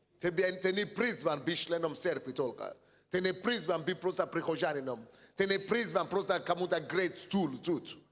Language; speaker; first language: Russian; non-native, fluent; Yoruba